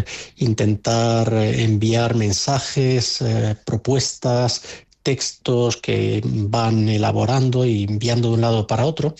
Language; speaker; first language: Spanish; native; Spanish